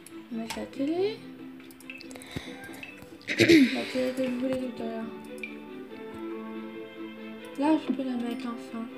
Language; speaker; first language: French; native; French